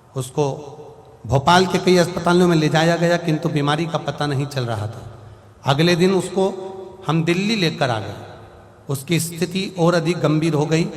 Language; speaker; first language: Hindi; native; Hindi